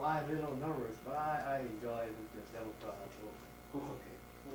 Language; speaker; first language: English; non-native, learner; Japanese